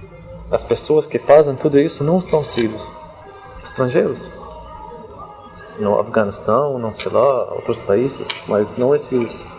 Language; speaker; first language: Portuguese; non-native, fluent; Arabic